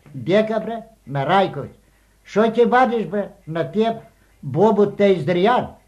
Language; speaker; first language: Macedonian; native; Macedonian